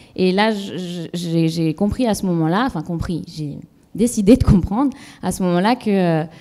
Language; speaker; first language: French; native; French